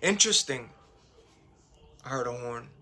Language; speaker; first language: English; native; English